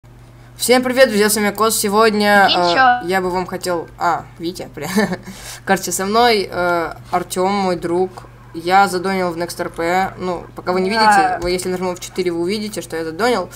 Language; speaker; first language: Russian; native; Russian